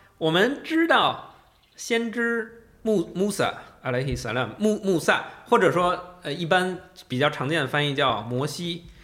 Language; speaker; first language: Chinese; native; Chinese